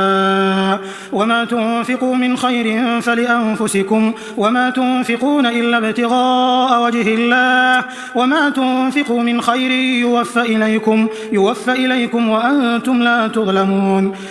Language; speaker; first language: Arabic; native; Arabic